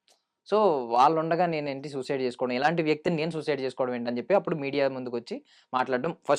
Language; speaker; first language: Telugu; native; Telugu